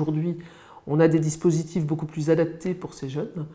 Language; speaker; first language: French; native; French